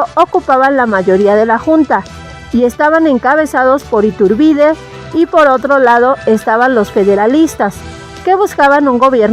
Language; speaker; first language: Spanish; native; Spanish